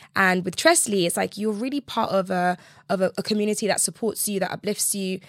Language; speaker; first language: English; early bilingual, other home language; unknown